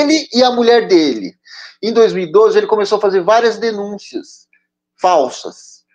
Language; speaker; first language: Portuguese; native; Portuguese